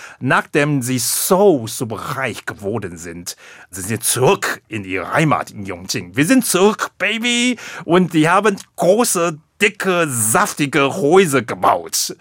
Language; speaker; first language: German; non-native, fluent; Chinese